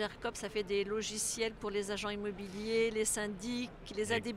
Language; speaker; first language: French; native; French